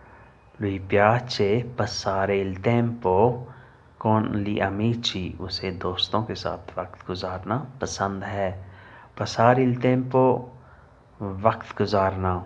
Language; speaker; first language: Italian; non-native, learner; Urdu